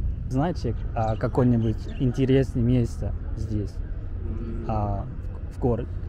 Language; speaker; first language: Russian; non-native, learner; French